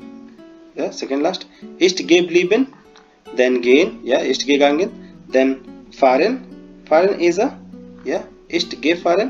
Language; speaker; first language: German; non-native, fluent; Hindi